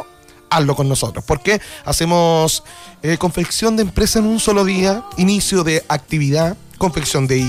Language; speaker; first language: Spanish; native; Spanish